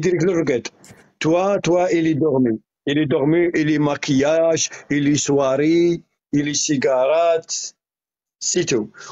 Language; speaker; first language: French; non-native, learner; Arabic